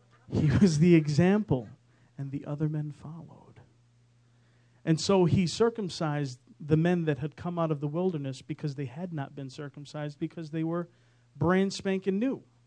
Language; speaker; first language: English; native; English